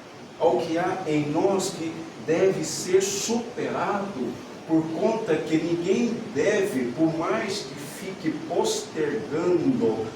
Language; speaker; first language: Portuguese; native; Portuguese